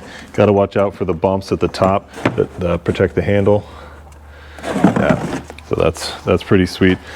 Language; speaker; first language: English; native; English